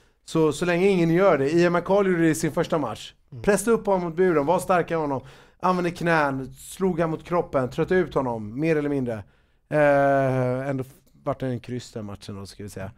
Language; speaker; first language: Swedish; native; Swedish